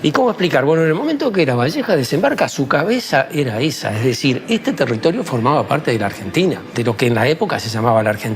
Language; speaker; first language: Spanish; native; Spanish